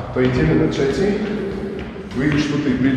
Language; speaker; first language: Polish; non-native, learner; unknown